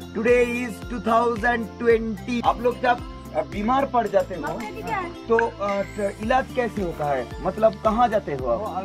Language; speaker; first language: Hindi; non-native, local second language; Bangla